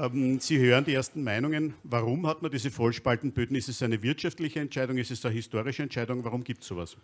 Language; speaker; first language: German; native; German